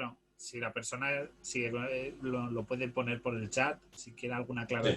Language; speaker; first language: Spanish; native; Spanish